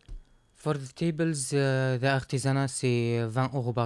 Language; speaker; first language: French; non-native, learner; Arabic